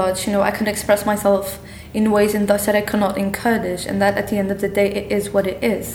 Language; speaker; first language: English; non-native, fluent; Kurdish